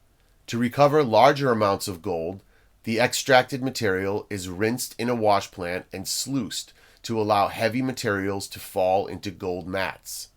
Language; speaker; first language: English; native; English